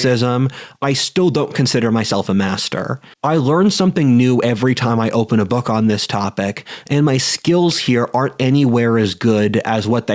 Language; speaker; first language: English; native; English